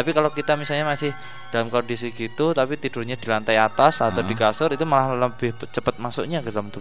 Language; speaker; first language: Indonesian; native; Indonesian